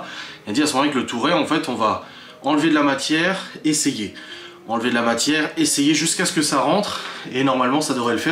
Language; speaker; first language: French; native; French